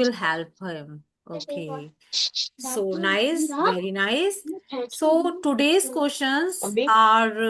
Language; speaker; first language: English; non-native, learner; Hindi